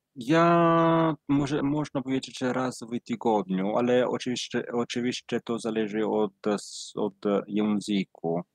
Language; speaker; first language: Polish; non-native, learner; Italian